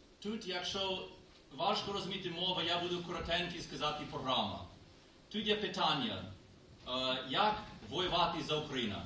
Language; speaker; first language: Ukrainian; non-native, learner; Polish